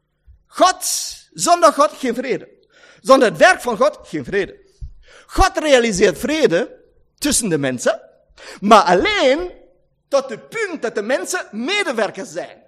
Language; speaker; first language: Dutch; non-native, learner; German